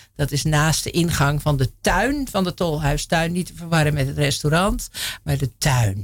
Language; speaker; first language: Dutch; native; Dutch